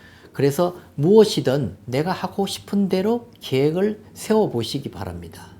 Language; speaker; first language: Korean; native; Korean